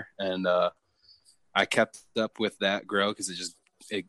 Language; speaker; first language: English; native; English